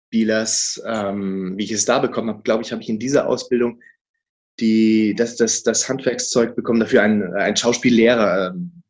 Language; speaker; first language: German; native; German